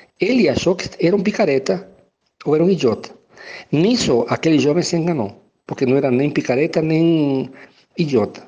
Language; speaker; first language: Portuguese; non-native, fluent; Spanish